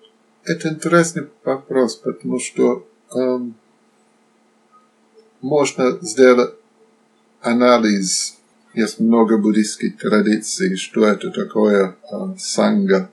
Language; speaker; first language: Russian; non-native, fluent; Slovak